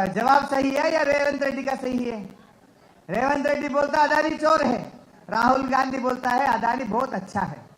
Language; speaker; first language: Hindi; non-native, local second language; Telugu